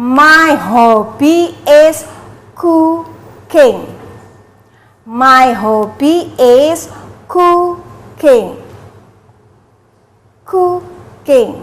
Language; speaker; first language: English; non-native, learner; Indonesian